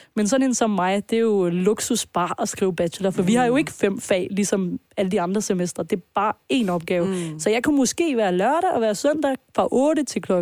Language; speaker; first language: Danish; early bilingual, other home language; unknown